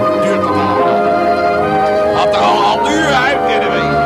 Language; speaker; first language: Dutch; native; Dutch